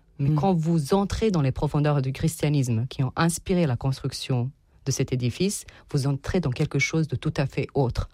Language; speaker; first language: French; non-native, fluent; Serbian